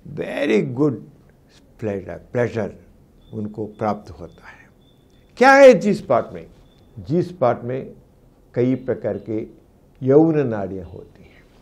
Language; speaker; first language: Hindi; non-native, local second language; Telugu